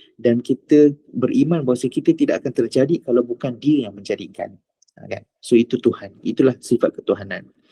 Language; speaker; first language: Malay; native; Malay